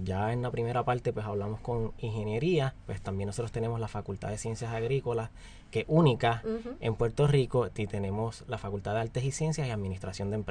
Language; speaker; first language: Spanish; native; Spanish